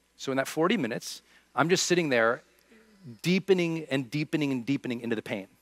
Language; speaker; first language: English; native; English